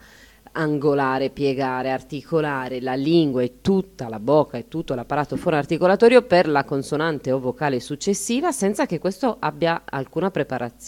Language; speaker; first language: Italian; native; Italian